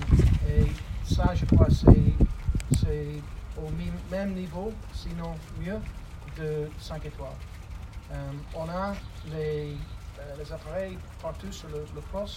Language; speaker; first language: French; non-native, fluent; English